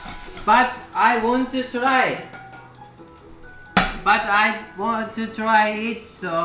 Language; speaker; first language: English; non-native, learner; Japanese